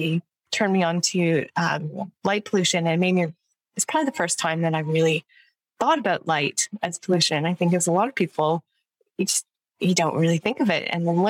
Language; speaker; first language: English; native; English